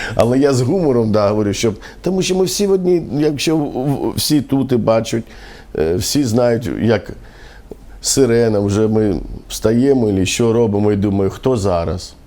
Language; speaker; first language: Ukrainian; non-native, local second language; Romany